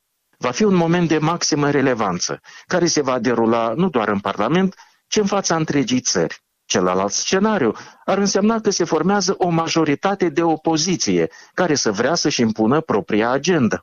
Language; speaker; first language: Romanian; native; Romanian